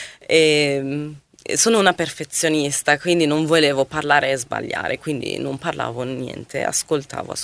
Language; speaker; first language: Italian; non-native, fluent; Arabic